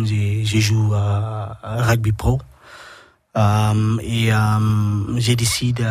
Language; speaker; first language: French; non-native, learner; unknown